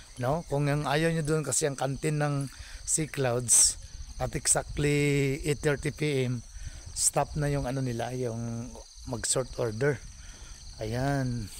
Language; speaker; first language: Filipino; non-native, local second language; Hiligaynon